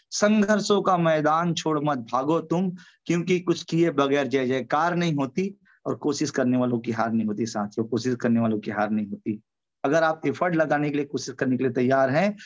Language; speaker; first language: Hindi; native; Hindi